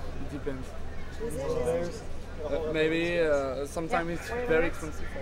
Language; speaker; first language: English; non-native, learner; French